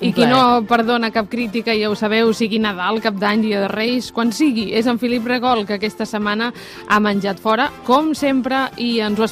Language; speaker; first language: Catalan; native; Catalan